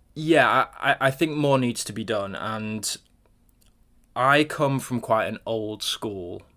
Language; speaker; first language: English; native; English